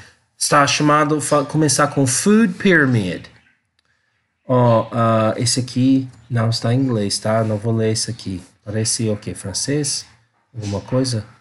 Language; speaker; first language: Portuguese; non-native, learner; English